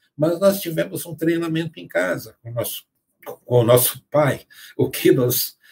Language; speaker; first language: Portuguese; native; Portuguese